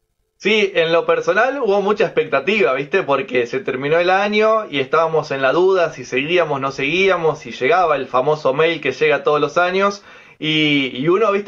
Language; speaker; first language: Spanish; native; Spanish